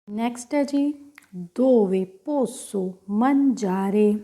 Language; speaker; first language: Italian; non-native, fluent; Punjabi